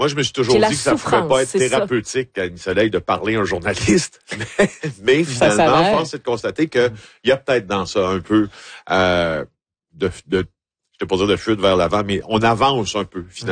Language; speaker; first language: French; native; French